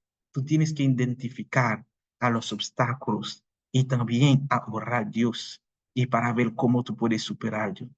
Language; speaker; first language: Spanish; non-native, fluent; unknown